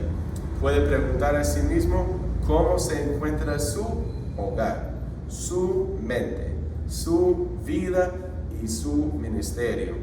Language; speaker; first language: Spanish; non-native, fluent; English